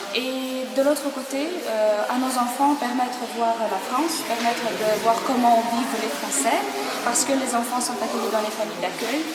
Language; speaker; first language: French; non-native, fluent; Ukrainian